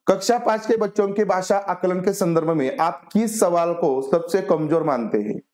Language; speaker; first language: Hindi; non-native, local second language; Marathi